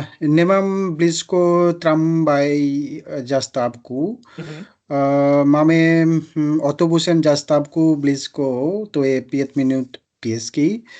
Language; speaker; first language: Czech; non-native, learner; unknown